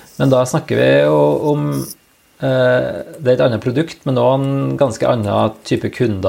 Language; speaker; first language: Norwegian; native; Norwegian